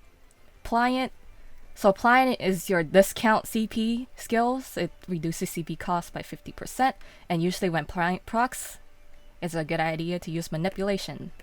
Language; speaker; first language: English; native; English